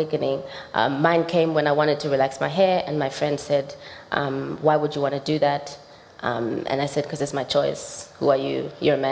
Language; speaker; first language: English; non-native, local second language; Xhosa